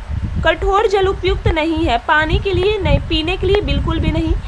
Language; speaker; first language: Hindi; native; Hindi